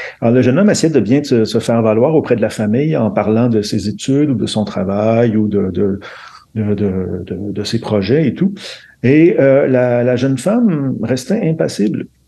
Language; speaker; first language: French; native; French